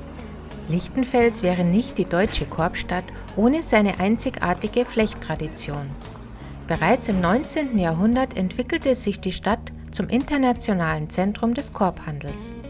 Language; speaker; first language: German; native; German